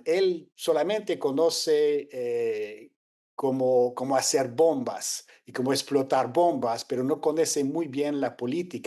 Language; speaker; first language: Spanish; non-native, fluent; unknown